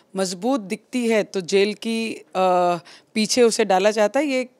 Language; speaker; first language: Hindi; non-native, local second language; Marathi